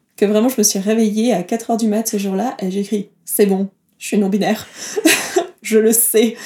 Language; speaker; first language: French; native; French